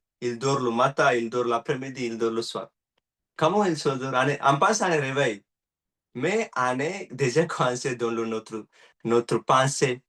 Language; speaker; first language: French; non-native, learner; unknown